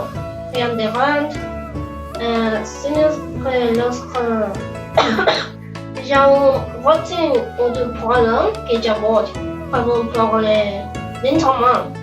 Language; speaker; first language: French; non-native, learner; Spanish